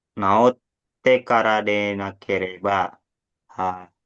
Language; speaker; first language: Japanese; non-native, learner; Indonesian